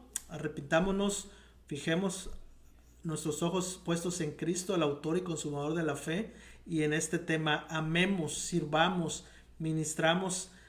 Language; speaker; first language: Spanish; native; Spanish